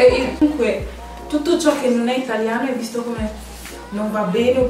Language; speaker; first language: Italian; early bilingual, other home language; English